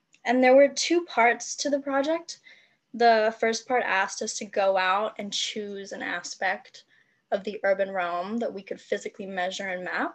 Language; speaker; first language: English; non-native, local second language; Cantonese